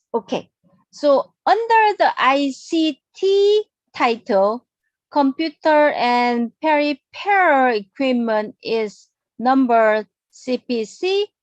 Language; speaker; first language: English; non-native, fluent; Korean